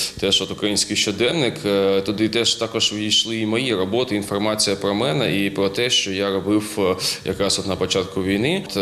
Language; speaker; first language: Ukrainian; native; Ukrainian